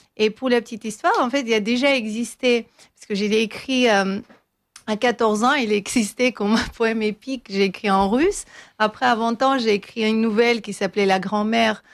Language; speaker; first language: French; non-native, fluent; Armenian